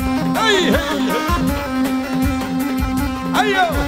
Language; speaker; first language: Arabic; native; Arabic